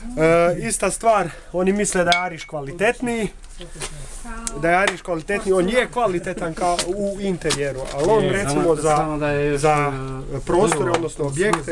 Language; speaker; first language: Croatian; native; Croatian